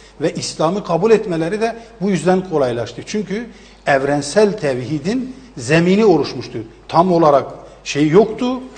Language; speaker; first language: Turkish; native; Turkish